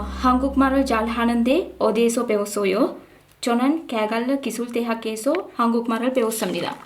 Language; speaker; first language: Korean; non-native, learner; Sinhala